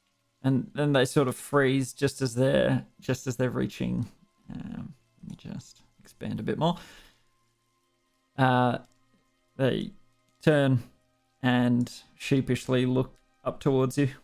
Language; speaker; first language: English; native; English